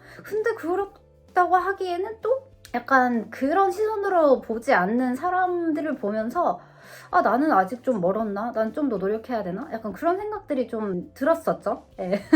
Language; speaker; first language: Korean; non-native, fluent; Russian